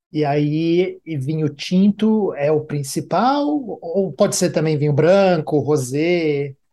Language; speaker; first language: Portuguese; native; Portuguese